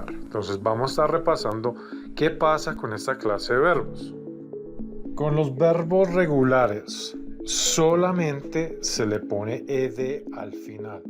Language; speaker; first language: Spanish; non-native, fluent; English